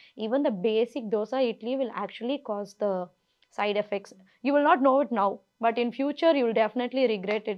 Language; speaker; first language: English; non-native, local second language; Tamil